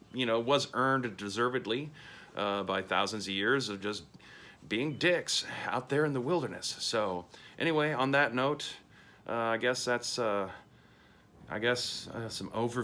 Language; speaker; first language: English; native; English